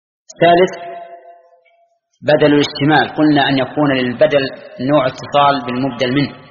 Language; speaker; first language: Arabic; native; Arabic